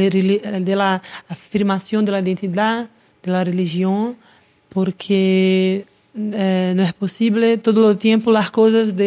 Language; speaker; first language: Spanish; non-native, learner; Portuguese